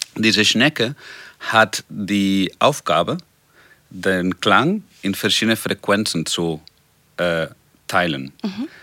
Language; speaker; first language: German; non-native, fluent; Spanish